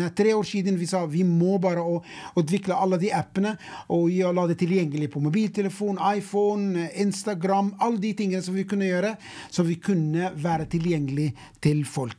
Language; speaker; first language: Norwegian; non-native, fluent; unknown